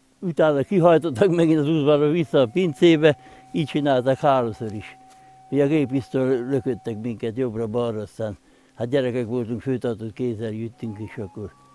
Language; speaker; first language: Hungarian; non-native, local second language; German